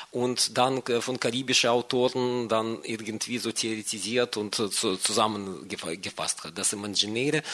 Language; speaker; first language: German; non-native, fluent; Russian